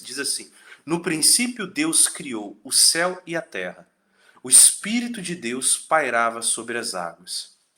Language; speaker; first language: Portuguese; native; Portuguese